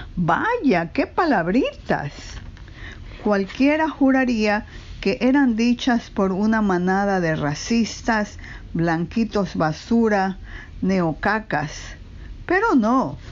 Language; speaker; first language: Spanish; native; Spanish